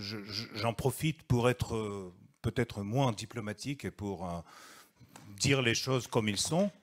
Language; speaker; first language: French; non-native, fluent; Russian